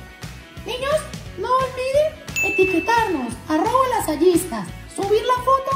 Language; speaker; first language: Spanish; native; Spanish